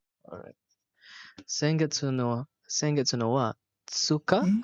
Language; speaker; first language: Japanese; non-native, learner; Malay